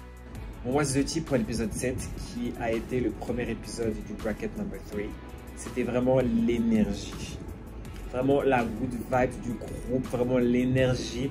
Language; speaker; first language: French; native; French